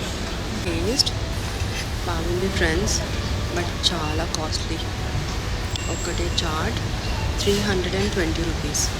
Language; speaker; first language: Telugu; non-native, learner; Kannada